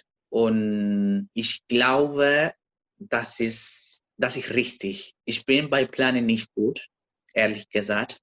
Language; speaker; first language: German; non-native, learner; Spanish